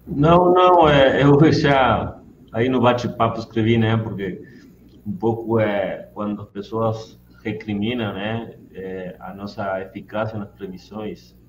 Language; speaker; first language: Portuguese; non-native, fluent; Spanish